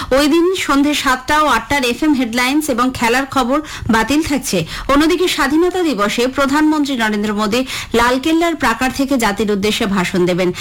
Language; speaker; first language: Bangla; native; Bangla